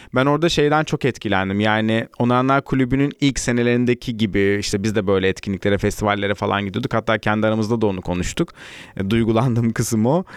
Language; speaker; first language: Turkish; native; Turkish